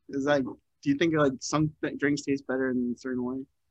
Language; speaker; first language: English; native; English